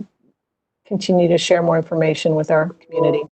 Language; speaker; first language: English; native; English